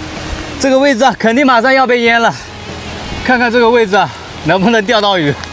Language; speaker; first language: Chinese; native; Chinese